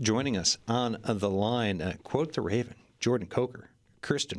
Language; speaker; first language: English; native; English